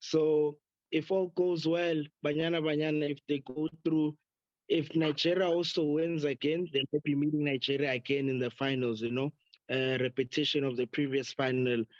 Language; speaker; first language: English; non-native, local second language; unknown